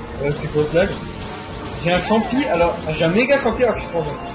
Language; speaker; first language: French; native; French